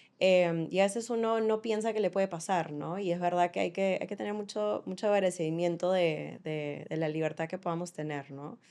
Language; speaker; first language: Spanish; early bilingual, other home language; English